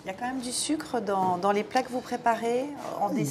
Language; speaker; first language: French; native; French